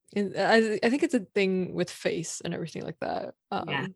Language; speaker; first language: English; native; English